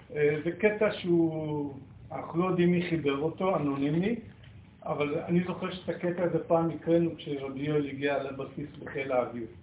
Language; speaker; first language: Hebrew; native; Hebrew